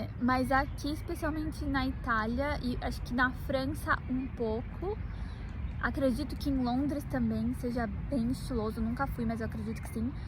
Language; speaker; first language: Portuguese; native; Portuguese